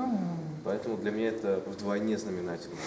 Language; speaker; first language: Russian; native; Russian